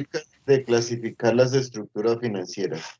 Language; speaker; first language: Spanish; native; Spanish